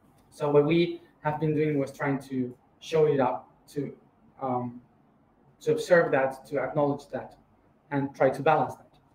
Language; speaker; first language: English; non-native, fluent; Spanish